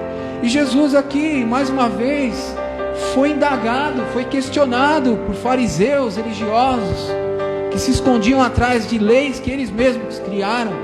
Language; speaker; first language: Portuguese; native; Portuguese